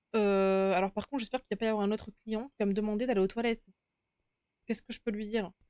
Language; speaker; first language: French; native; French